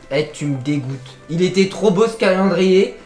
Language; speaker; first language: French; native; French